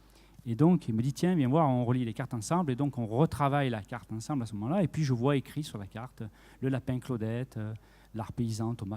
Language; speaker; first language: French; native; French